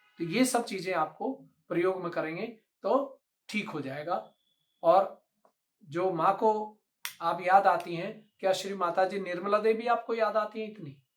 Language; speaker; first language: Hindi; native; Hindi